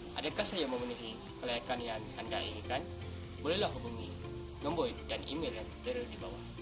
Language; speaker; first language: Malay; native; Malay